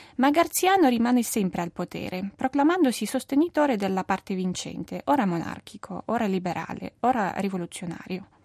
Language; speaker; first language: Italian; non-native, fluent; Russian